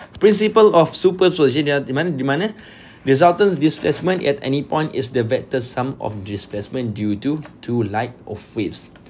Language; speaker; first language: English; non-native, local second language; Malay